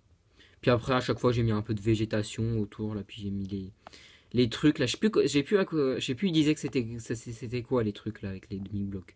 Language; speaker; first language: French; native; French